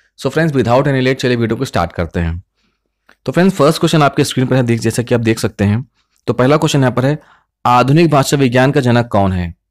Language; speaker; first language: Hindi; native; Hindi